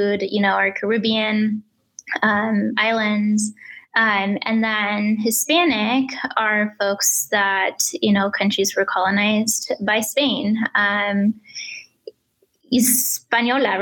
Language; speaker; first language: English; early bilingual, other home language; Spanish